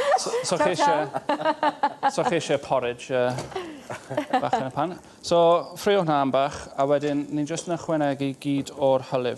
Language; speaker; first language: Welsh; native; Welsh